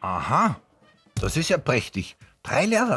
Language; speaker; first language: German; native; German